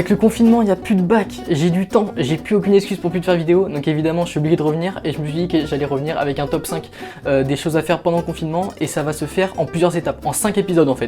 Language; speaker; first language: French; native; French